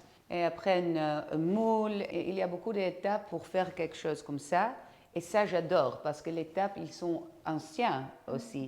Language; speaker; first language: French; non-native, fluent; Dutch